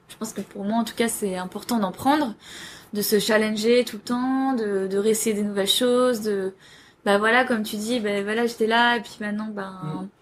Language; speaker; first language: French; native; French